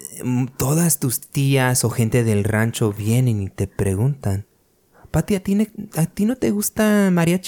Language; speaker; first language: Spanish; early bilingual, other home language; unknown